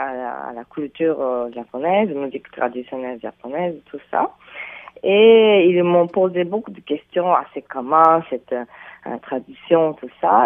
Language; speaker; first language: French; non-native, fluent; Japanese